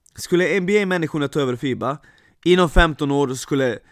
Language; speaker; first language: Swedish; non-native, fluent; Serbian